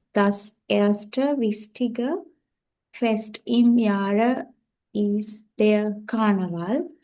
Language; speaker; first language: German; non-native, learner; Sinhala